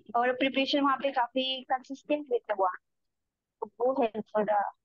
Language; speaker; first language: Hindi; native; Hindi